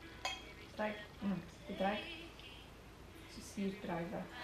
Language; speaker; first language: Afrikaans; non-native, learner; Dutch